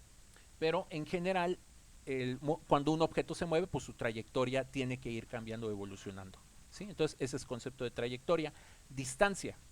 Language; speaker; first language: Spanish; native; Spanish